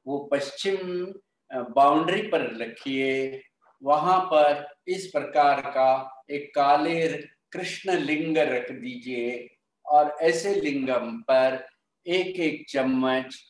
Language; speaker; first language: Hindi; non-native, local second language; Marathi